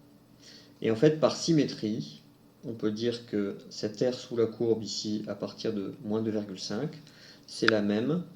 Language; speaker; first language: French; native; French